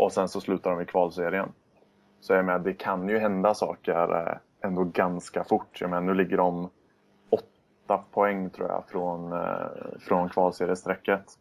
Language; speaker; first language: Swedish; native; Swedish